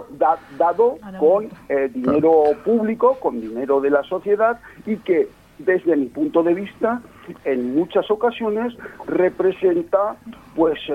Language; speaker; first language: Spanish; native; Spanish